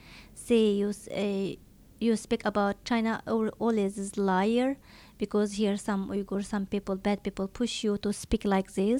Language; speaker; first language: English; non-native, learner; Chinese